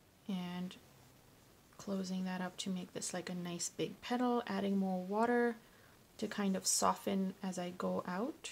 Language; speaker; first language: English; native; English